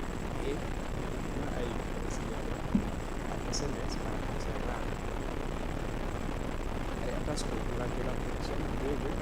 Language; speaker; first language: Spanish; non-native, fluent; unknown